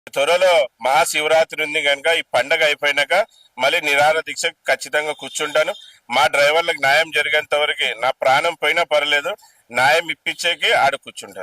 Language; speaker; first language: Telugu; native; Telugu